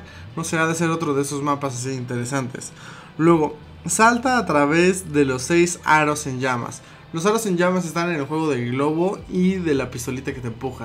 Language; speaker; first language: Spanish; native; Spanish